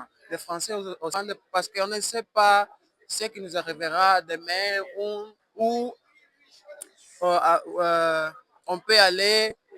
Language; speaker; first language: French; non-native, learner; Portuguese